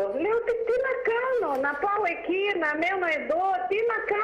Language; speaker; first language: Greek; non-native, fluent; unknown